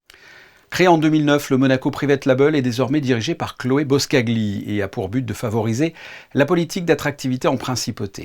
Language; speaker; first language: French; native; French